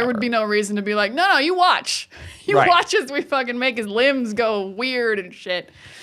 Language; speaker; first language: English; native; English